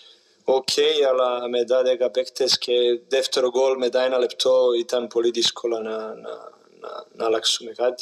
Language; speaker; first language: Greek; non-native, learner; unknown